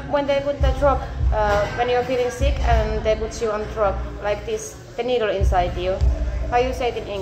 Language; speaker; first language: English; non-native, learner; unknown